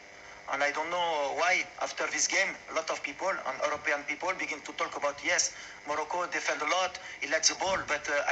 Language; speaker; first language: English; non-native, learner; French